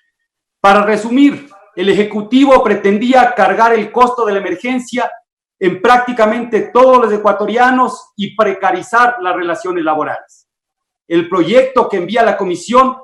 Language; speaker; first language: Spanish; native; Spanish